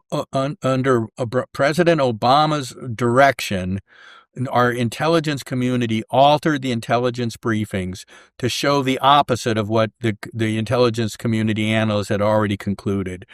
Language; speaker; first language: English; native; English